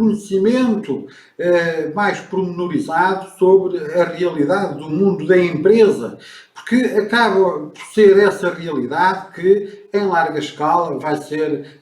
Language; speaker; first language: Portuguese; native; Portuguese